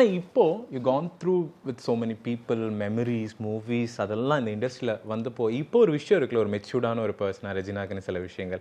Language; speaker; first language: Tamil; native; Tamil